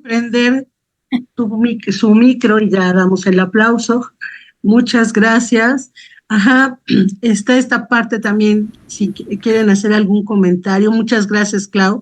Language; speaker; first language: Spanish; native; Spanish